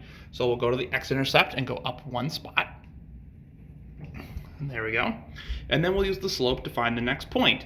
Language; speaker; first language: English; native; English